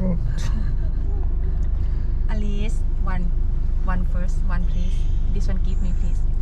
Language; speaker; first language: English; non-native, learner; Thai